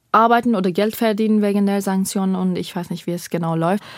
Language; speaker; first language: German; non-native, fluent; Persian